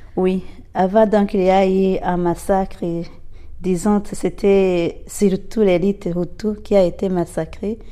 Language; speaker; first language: French; non-native, local second language; Rundi